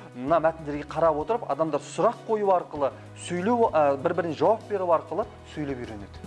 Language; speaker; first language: Kazakh; native; Kazakh